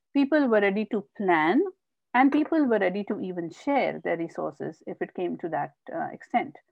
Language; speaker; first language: English; non-native, local second language; Hindi